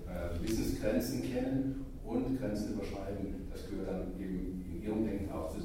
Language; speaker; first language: German; native; German